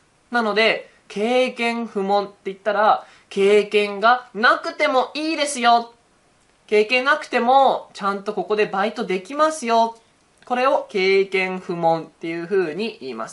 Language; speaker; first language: Japanese; native; Japanese